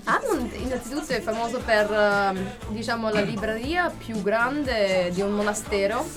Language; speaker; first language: Italian; non-native, fluent; German